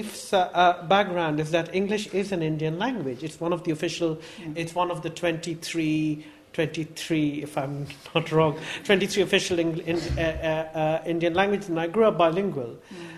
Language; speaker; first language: English; non-native, local second language; Bangla